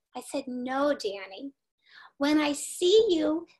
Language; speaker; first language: English; native; English